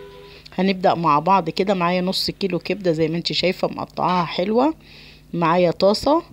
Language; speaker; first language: Arabic; native; Arabic